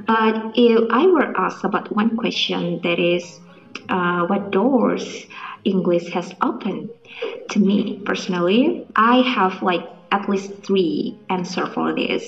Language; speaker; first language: English; non-native, fluent; Indonesian